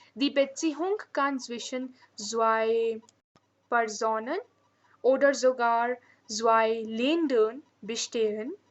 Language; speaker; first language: German; non-native, learner; Hindi